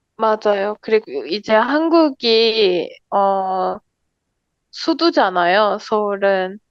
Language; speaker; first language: Korean; non-native, learner; Turkish